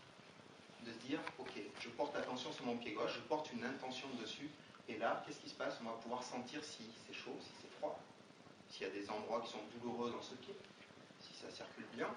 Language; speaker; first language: French; native; French